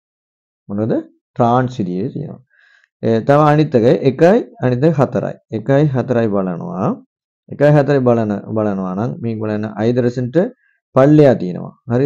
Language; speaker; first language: Sinhala; non-native, local second language; Tamil